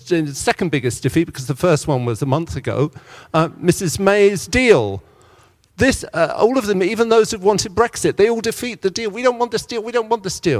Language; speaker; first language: English; native; English